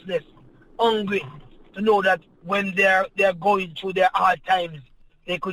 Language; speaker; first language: English; non-native, local second language; Jamaican Creole English